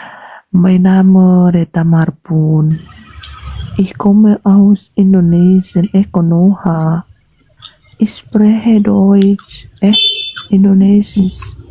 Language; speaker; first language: German; non-native, learner; Indonesian